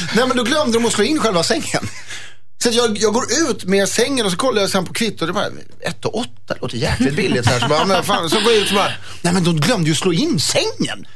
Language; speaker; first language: Swedish; native; Swedish